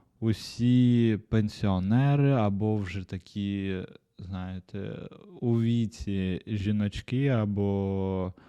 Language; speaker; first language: Ukrainian; non-native, local second language; Russian